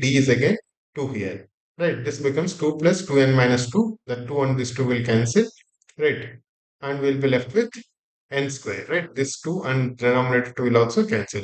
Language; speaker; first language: English; non-native, local second language; Telugu